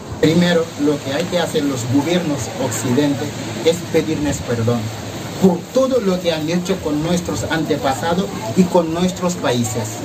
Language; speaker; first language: Spanish; non-native, fluent; Wolof